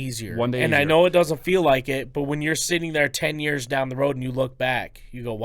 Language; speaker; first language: English; native; English